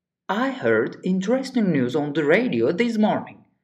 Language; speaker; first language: English; non-native, fluent; Turkish